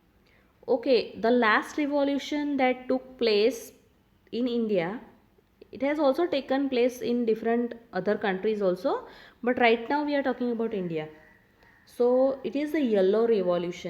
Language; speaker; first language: English; non-native, local second language; Hindi